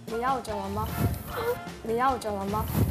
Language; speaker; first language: Chinese; non-native, learner; Korean